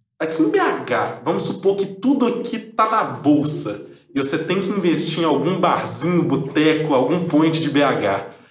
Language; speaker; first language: Portuguese; native; Portuguese